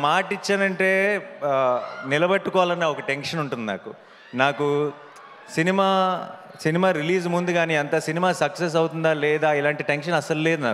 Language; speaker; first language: Telugu; native; Telugu